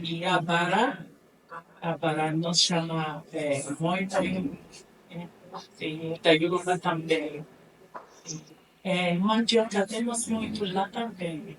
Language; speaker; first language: Portuguese; non-native, learner; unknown